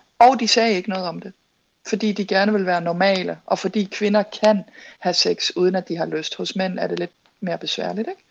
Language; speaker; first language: Danish; native; Danish